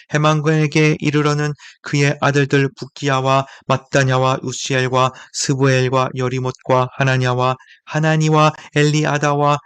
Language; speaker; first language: Korean; native; Korean